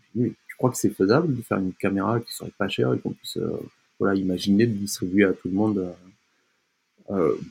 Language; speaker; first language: French; native; French